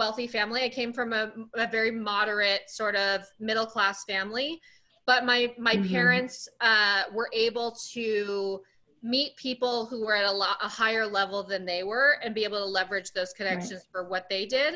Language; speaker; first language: English; native; English